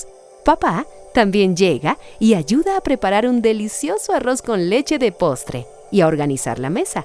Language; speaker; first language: Spanish; native; Spanish